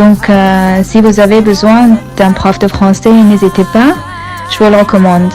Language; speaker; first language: French; non-native, fluent; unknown